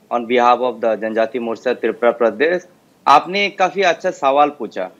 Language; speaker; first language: Hindi; non-native, local second language; Kok Borok